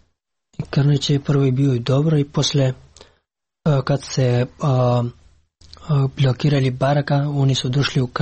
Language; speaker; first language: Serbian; non-native, learner; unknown